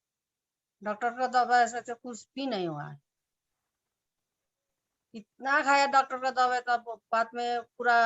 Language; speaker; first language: Hindi; non-native, local second language; Nepali